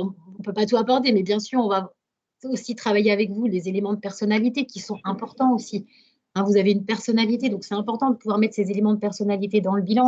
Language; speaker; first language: French; native; French